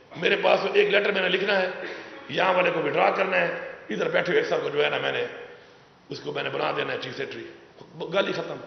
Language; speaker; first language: Urdu; non-native, local second language; Pashto